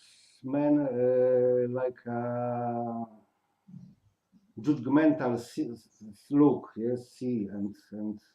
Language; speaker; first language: English; non-native, learner; Polish